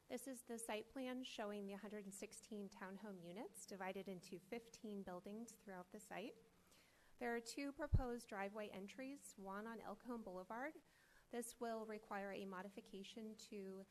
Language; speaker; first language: English; native; English